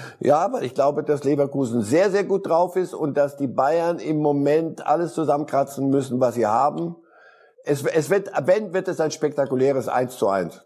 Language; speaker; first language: German; early bilingual, other home language; Polish